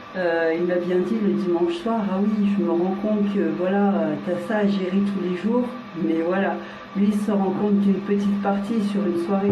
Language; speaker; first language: French; native; French